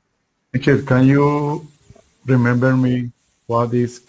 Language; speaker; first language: English; non-native, learner; Spanish